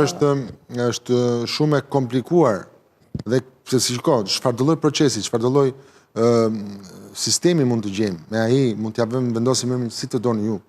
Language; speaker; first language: Albanian; native; Albanian